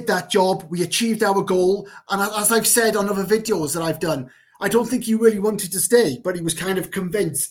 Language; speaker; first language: English; native; English